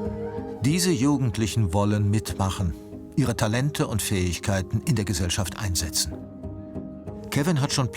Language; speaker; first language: German; native; German